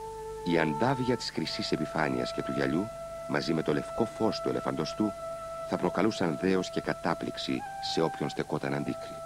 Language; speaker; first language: Greek; native; Greek